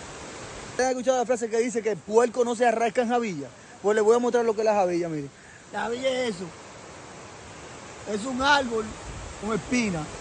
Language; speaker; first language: Spanish; native; Spanish